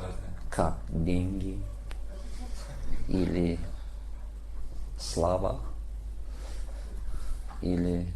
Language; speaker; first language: Russian; non-native, learner; English